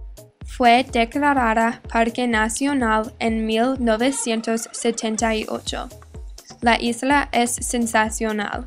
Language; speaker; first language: Spanish; non-native, learner; English